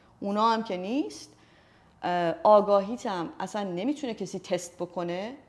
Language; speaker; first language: Persian; native; Persian